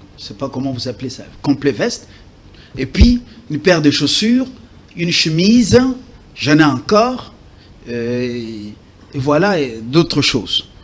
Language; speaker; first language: French; non-native, local second language; Lingala